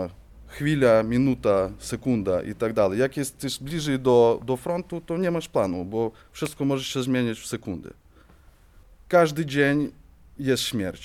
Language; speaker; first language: Polish; non-native, fluent; Ukrainian